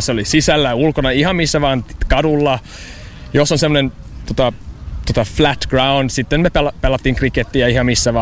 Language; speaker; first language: Finnish; non-native, learner; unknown